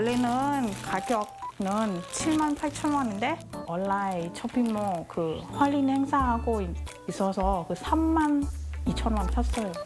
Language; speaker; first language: Korean; non-native, learner; Thai